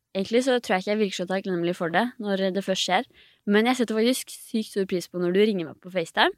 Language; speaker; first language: Norwegian; native; Norwegian